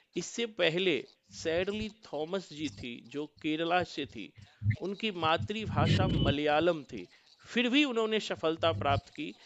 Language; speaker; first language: Hindi; native; Hindi